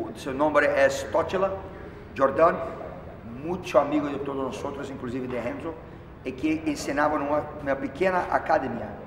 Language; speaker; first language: Spanish; non-native, fluent; Portuguese